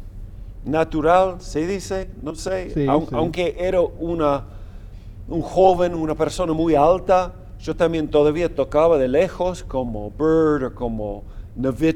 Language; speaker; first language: Spanish; non-native, fluent; English